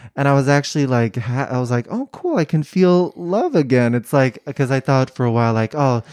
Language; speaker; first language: English; native; English